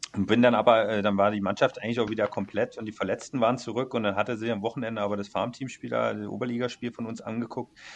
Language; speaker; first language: German; native; German